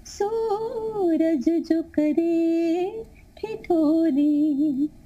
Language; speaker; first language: Hindi; non-native, local second language; Tamil